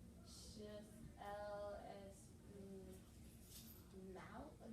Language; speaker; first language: French; non-native, learner; English